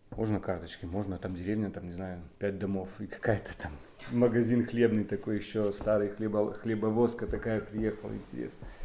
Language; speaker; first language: Russian; non-native, local second language; Polish